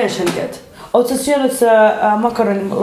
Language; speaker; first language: Finnish; non-native, fluent; Arabic